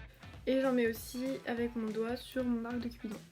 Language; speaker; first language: French; native; French